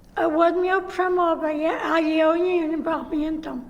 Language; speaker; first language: Polish; early bilingual, heritage; Polish